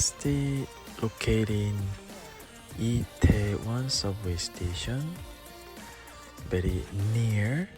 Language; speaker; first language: English; non-native, learner; Korean